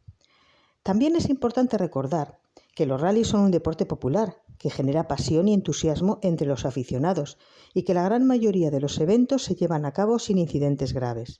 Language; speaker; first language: Spanish; native; Spanish